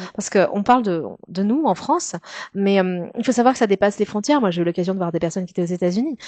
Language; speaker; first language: French; native; French